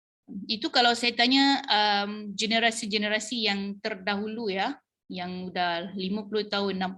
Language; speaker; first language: Malay; native; Malay